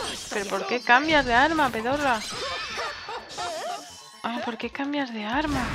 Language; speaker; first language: Spanish; native; Spanish